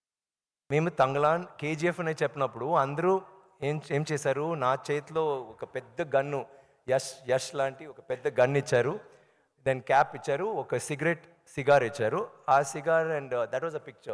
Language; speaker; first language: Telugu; non-native, learner; Tamil